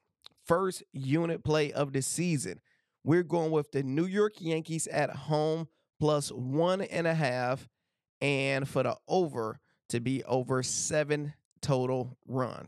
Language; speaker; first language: English; native; English